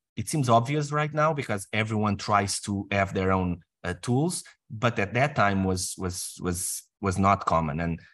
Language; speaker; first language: English; non-native, fluent; Portuguese